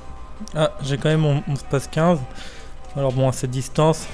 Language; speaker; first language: French; native; French